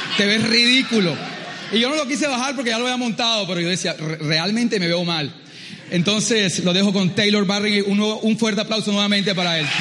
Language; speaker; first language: Spanish; native; Spanish